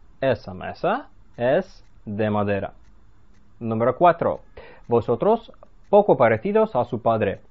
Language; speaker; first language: Spanish; non-native, fluent; Russian